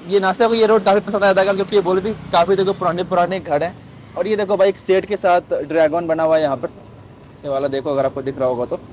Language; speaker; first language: Hindi; native; Hindi